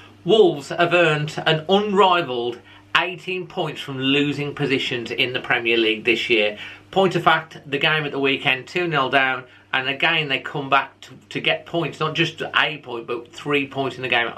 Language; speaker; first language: English; native; English